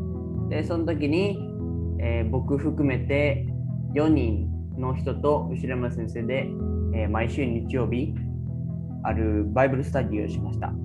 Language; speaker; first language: Japanese; early bilingual, other home language; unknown